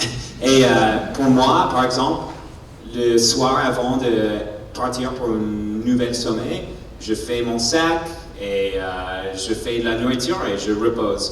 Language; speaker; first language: French; non-native, learner; English